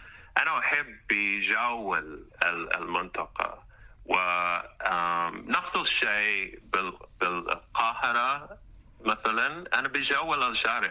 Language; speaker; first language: Arabic; non-native, learner; English